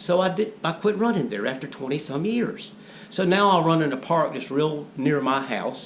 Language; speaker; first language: English; native; English